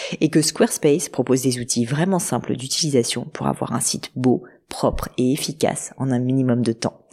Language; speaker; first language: French; native; French